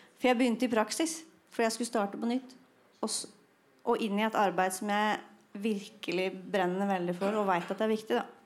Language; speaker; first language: Norwegian; native; Norwegian